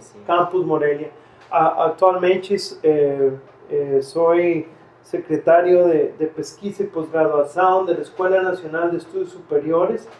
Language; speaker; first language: Portuguese; non-native, fluent; Spanish